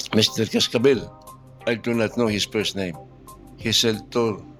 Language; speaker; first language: English; non-native, local second language; Cebuano